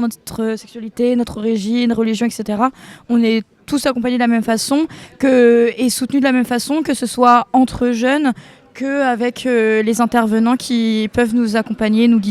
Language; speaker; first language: French; native; French